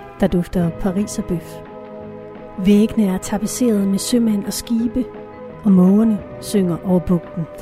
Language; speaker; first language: Danish; native; Danish